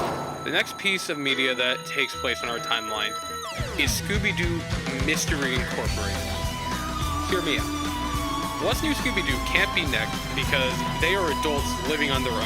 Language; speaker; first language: English; native; English